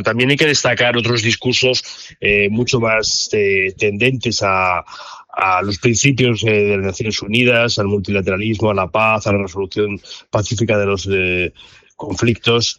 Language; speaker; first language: Spanish; native; Spanish